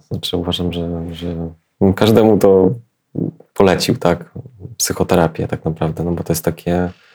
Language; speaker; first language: Polish; native; Polish